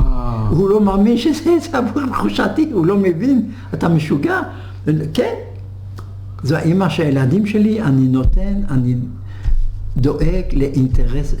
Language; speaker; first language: Hebrew; non-native, fluent; French